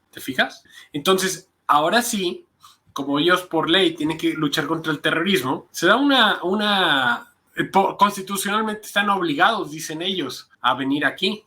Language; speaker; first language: Spanish; native; Spanish